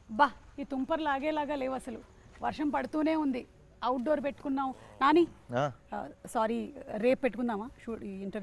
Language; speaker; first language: Telugu; native; Telugu